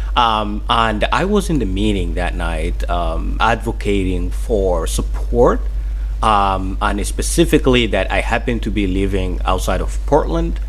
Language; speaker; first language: English; non-native, fluent; Somali